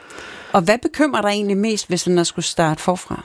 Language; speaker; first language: Danish; native; Danish